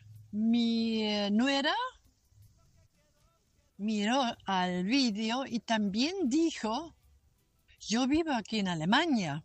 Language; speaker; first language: Spanish; non-native, local second language; German